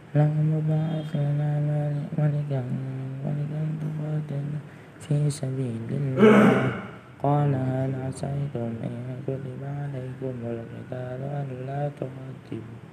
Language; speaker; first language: Arabic; non-native, learner; Indonesian